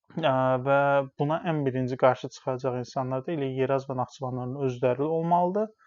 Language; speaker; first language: Azerbaijani; non-native, local second language; Talysh